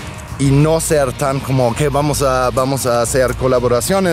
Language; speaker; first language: Spanish; non-native, fluent; German